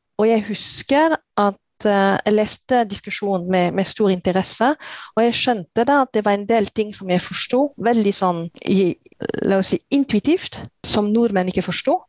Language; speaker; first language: Norwegian; non-native, fluent; French